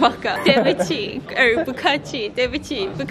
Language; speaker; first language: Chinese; non-native, learner; English